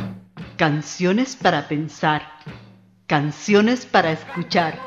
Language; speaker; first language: Spanish; native; Spanish